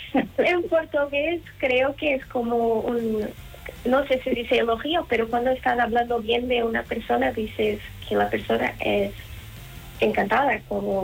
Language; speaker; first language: Spanish; non-native, learner; Portuguese